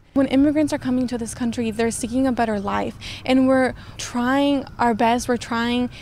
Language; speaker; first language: English; native; English